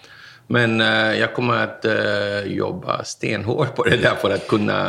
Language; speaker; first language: Swedish; non-native, fluent; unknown